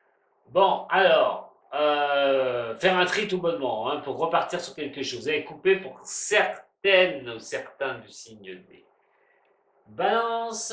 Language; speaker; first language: French; native; French